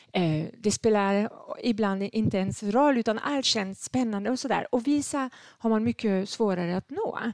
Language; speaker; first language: Swedish; non-native, fluent; French